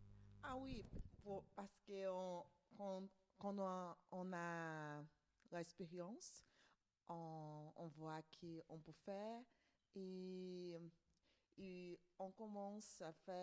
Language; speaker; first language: French; non-native, learner; Portuguese